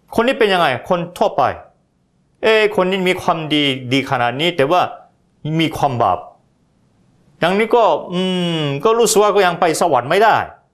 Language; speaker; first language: Thai; non-native, fluent; Korean